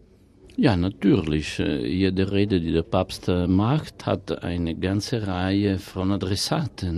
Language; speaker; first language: German; non-native, fluent; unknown